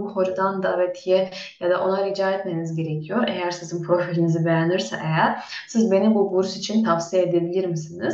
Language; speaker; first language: Turkish; non-native, fluent; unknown